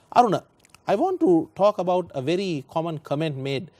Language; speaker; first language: English; non-native, local second language; Sinhala